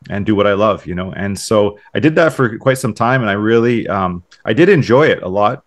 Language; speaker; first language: English; native; English